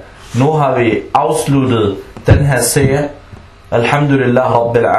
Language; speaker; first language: Danish; early bilingual, other home language; Arabic